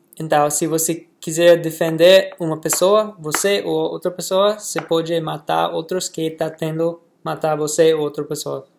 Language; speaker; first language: Portuguese; non-native, learner; English